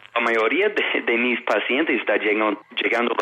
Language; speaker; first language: Spanish; non-native, fluent; English